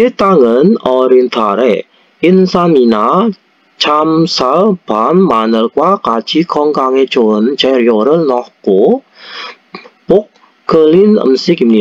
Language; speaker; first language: Korean; non-native, fluent; Indonesian